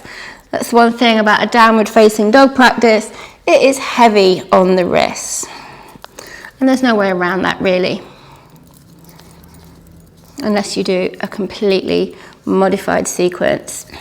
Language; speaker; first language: English; native; English